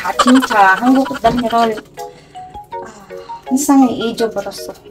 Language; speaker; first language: Korean; non-native, learner; Filipino